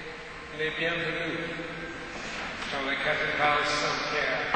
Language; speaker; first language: French; non-native, fluent; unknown